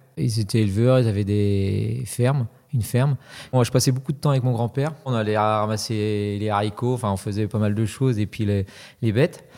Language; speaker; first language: French; native; French